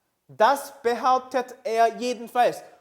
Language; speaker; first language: German; non-native, fluent; Korean